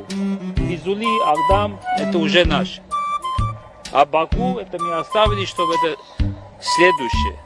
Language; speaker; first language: Russian; non-native, fluent; Armenian